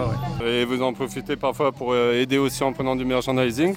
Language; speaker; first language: French; native; French